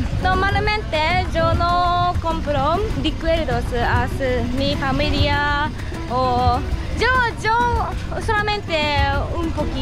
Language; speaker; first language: Spanish; non-native, learner; Japanese